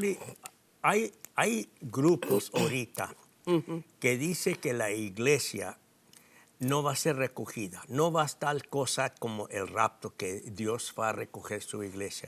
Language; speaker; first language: Spanish; non-native, fluent; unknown